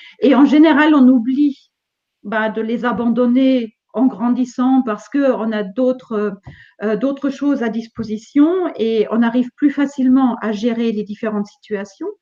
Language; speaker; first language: French; non-native, fluent; German